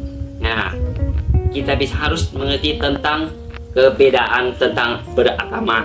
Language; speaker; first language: Indonesian; non-native, learner; Thai